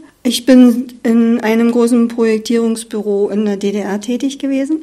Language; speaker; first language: German; native; German